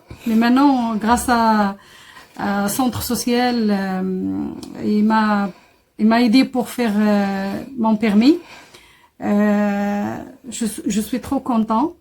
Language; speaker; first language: French; non-native, learner; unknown